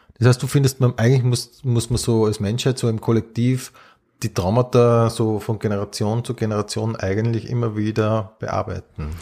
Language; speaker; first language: German; native; German